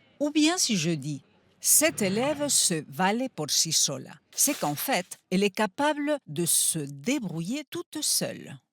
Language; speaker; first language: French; non-native, fluent; Spanish